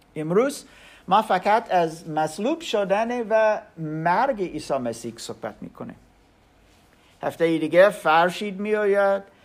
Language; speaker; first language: Persian; non-native, learner; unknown